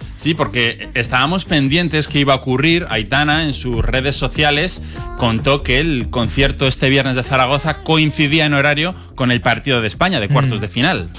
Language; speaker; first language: Spanish; native; Spanish